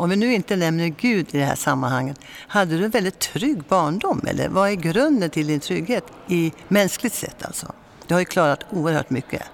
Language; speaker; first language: Swedish; non-native, fluent; Persian